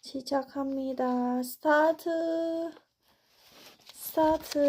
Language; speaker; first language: Korean; non-native, learner; Thai